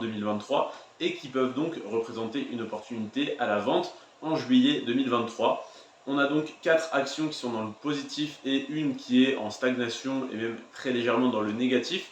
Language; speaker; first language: French; native; French